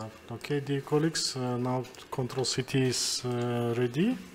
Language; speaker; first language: English; non-native, fluent; Kazakh